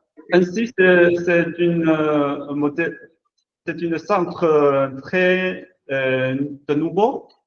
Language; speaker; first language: French; non-native, learner; Chinese